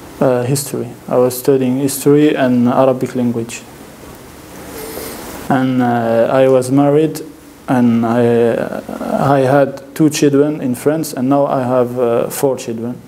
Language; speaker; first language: English; non-native, learner; French